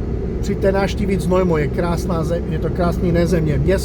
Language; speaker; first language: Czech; non-native, fluent; English